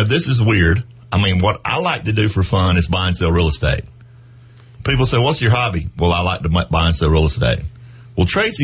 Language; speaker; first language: English; native; English